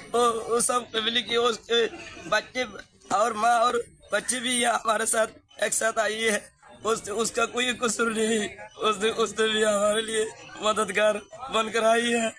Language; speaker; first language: Hindi; non-native, learner; Rohingya